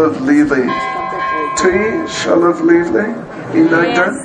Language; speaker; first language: Russian; non-native, learner; English